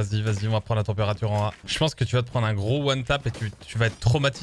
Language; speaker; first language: French; native; French